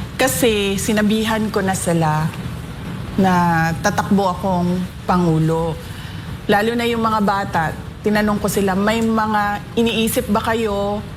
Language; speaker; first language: Filipino; non-native, local second language; Cebuano